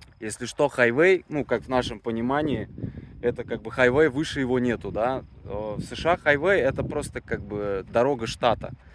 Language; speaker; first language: Russian; native; Russian